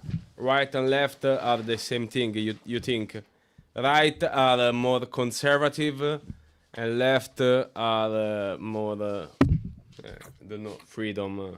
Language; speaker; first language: English; non-native, learner; Italian